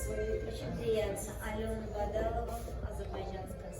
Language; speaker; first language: Russian; non-native, local second language; Azerbaijani